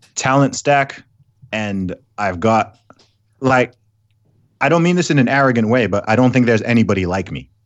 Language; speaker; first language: English; early bilingual, other home language; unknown